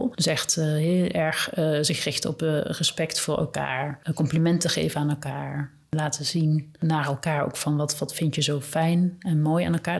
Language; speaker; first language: Dutch; native; Dutch